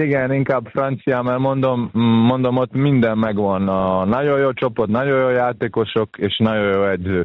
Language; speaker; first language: Hungarian; non-native, fluent; Serbian